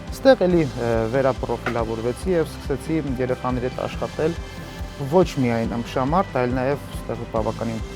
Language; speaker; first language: Armenian; native; Armenian